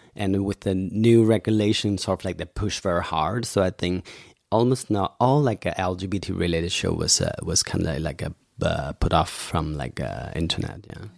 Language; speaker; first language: English; non-native, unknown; Chinese